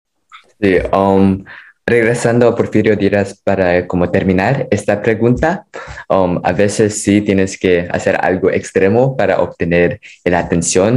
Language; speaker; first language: Spanish; non-native, fluent; English